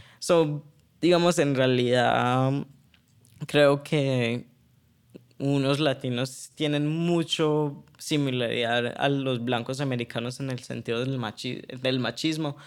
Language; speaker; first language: Spanish; early bilingual, heritage; Spanish